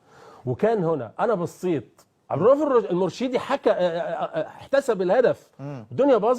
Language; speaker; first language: Arabic; native; Arabic